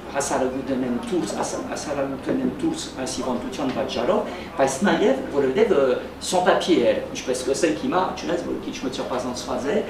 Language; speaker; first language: Armenian; early bilingual, heritage; Armenian